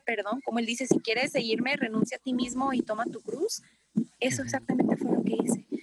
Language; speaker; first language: Spanish; native; Spanish